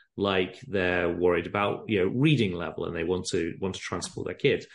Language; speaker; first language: English; native; English